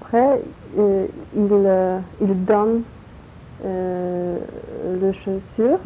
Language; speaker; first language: French; non-native, learner; Polish